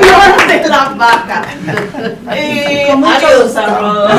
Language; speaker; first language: Spanish; non-native, fluent; English